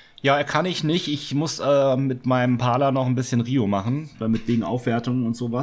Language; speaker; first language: German; native; German